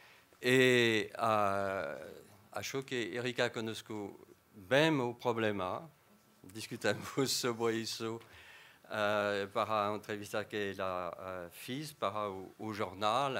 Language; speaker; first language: Portuguese; non-native, fluent; French